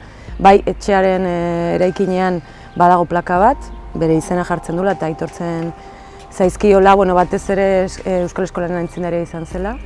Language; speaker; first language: Basque; native; Basque